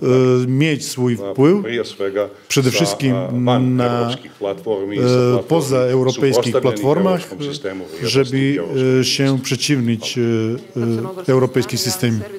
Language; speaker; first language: Polish; non-native, fluent; Serbian